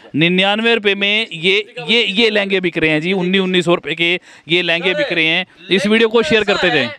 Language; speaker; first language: Hindi; native; Hindi